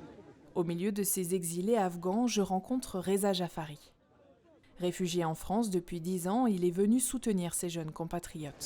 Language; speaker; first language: French; native; French